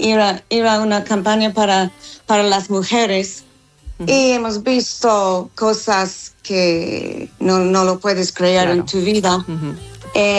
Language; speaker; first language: Spanish; non-native, fluent; English